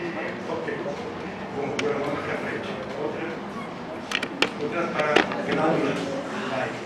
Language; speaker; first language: Portuguese; non-native, fluent; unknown